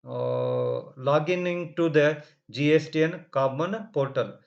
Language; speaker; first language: English; non-native, local second language; Kannada